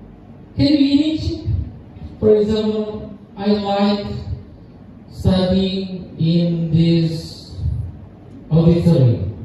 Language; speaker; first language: English; non-native, learner; Indonesian